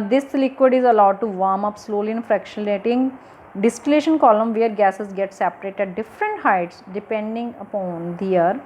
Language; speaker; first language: English; non-native, local second language; Punjabi